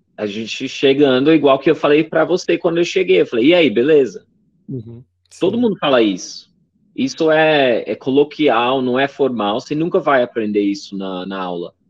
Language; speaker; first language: Portuguese; non-native, fluent; English